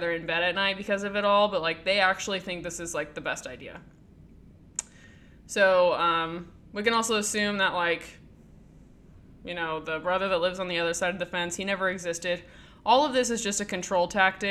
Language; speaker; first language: English; native; English